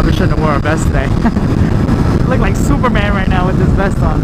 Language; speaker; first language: English; native; English